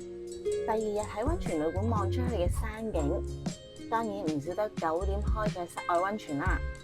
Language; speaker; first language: Cantonese; native; Cantonese